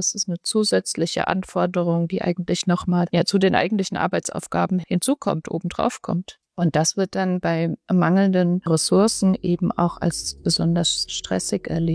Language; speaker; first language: German; native; German